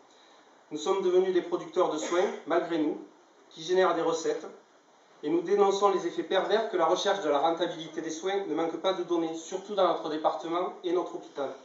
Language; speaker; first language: French; native; French